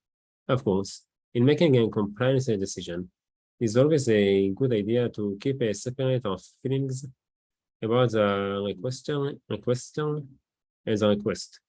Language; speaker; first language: English; non-native, learner; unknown